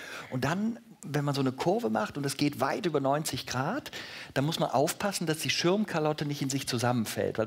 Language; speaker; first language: German; native; German